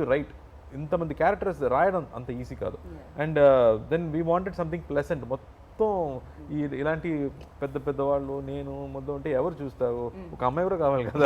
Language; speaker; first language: Telugu; non-native, fluent; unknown